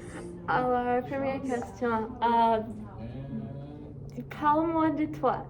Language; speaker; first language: French; non-native, learner; English